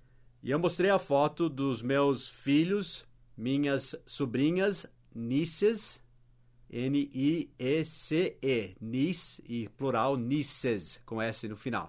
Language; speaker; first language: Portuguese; non-native, fluent; English